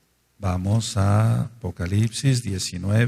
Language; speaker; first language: Spanish; native; Spanish